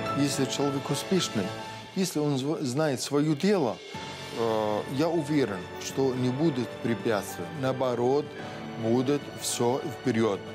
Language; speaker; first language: Russian; non-native, fluent; Arabic